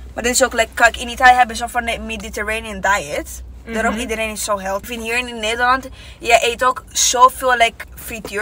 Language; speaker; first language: Dutch; non-native, learner; Italian